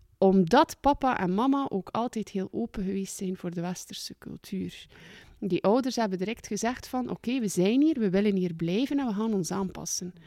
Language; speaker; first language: Dutch; native; Dutch